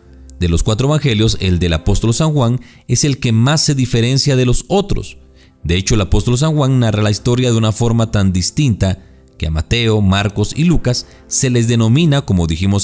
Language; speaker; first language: Spanish; native; Spanish